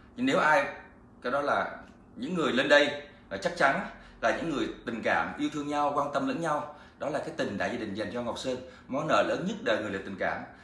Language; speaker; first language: Vietnamese; native; Vietnamese